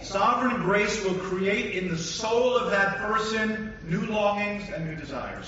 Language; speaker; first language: English; native; English